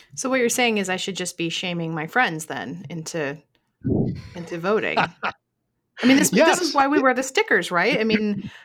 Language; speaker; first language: English; native; English